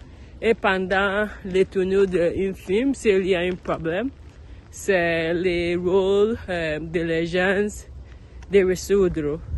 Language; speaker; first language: French; non-native, learner; English